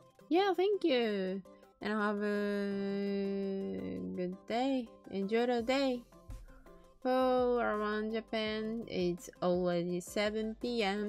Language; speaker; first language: English; non-native, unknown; Japanese